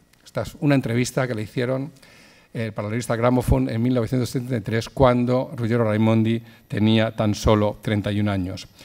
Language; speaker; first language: Spanish; native; Spanish